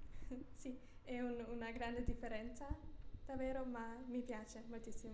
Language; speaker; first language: Italian; non-native, learner; German